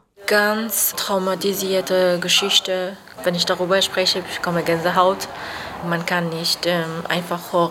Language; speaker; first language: German; non-native, learner; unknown